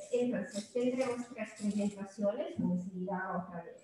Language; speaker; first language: Spanish; non-native, fluent; Italian